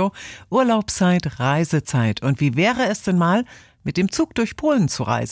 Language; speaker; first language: German; native; German